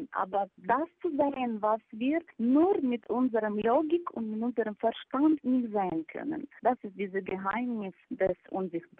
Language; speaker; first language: German; non-native, fluent; Ukrainian